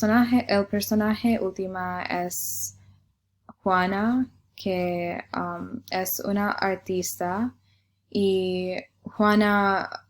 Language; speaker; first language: Spanish; non-native, learner; English